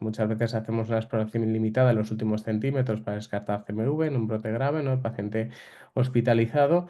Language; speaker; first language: Spanish; native; Spanish